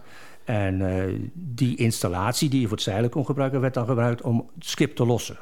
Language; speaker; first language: Dutch; native; Dutch